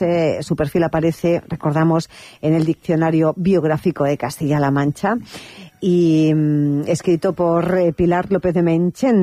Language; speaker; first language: Spanish; native; Spanish